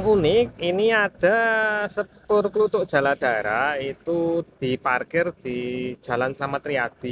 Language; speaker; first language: Indonesian; native; Indonesian